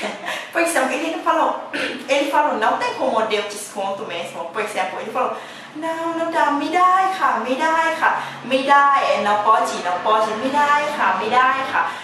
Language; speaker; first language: Portuguese; non-native, learner; Thai